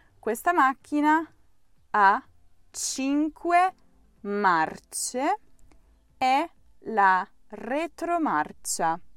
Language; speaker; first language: Italian; native; Italian